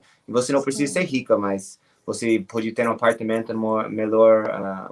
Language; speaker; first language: Portuguese; non-native, fluent; English